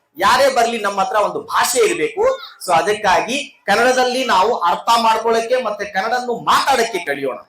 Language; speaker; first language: Kannada; non-native, local second language; Urdu